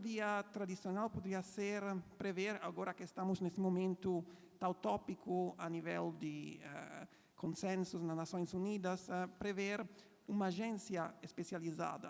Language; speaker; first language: Portuguese; non-native, fluent; Italian